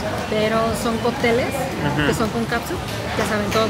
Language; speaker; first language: Spanish; native; Spanish